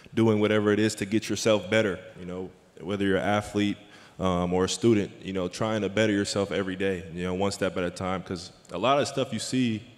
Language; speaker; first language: English; native; English